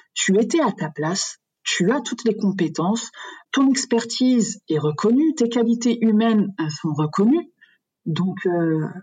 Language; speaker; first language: French; native; French